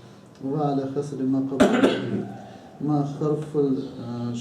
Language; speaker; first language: Arabic; non-native, learner; Chechen